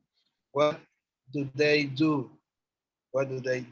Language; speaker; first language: English; non-native, learner; Spanish